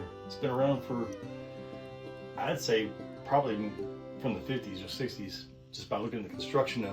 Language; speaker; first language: English; native; English